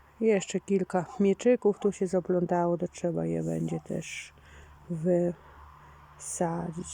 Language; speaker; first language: Polish; native; Polish